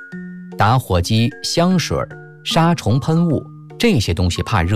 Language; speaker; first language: Chinese; native; Chinese